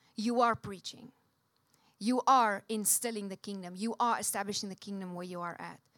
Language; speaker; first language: English; non-native, local second language; Afrikaans